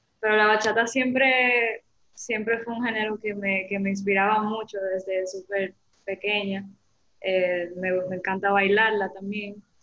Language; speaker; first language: Spanish; early bilingual, other home language; French